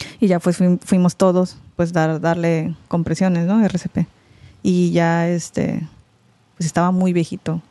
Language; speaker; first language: Spanish; early bilingual, other home language; Korean